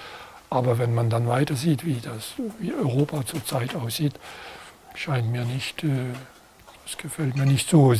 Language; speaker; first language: German; non-native, fluent; French